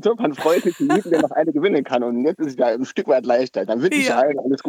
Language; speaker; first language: German; native; German